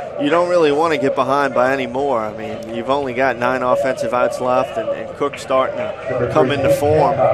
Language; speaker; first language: English; native; English